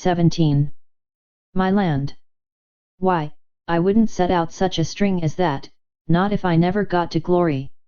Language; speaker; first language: English; native; English